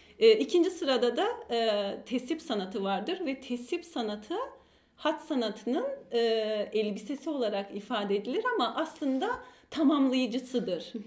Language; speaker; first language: Turkish; early bilingual, heritage; Turkish